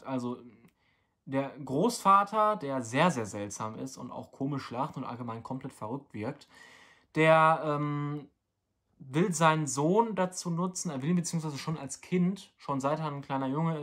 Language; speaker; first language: German; native; German